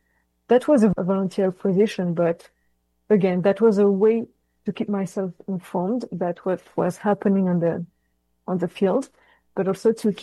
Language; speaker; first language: English; non-native, fluent; French